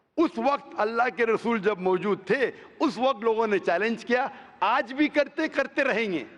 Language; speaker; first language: Hindi; non-native, local second language; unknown